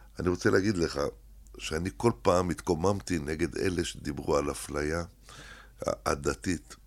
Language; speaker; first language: Hebrew; early bilingual, other home language; Arabic